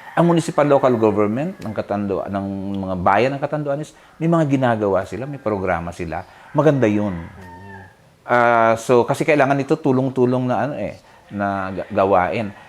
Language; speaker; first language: Filipino; non-native, local second language; Bikol